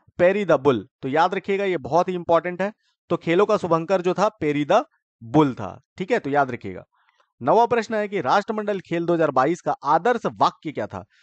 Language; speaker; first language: Hindi; native; Hindi